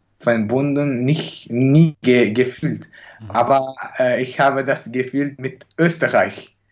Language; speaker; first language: German; non-native, learner; Chinese